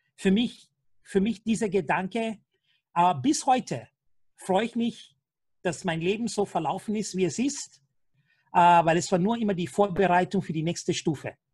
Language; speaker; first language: German; non-native, fluent; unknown